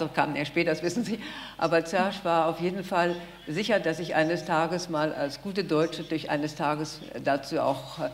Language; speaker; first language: German; native; German